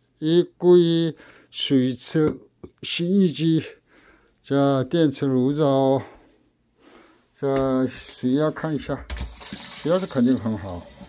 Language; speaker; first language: Chinese; non-native, learner; Korean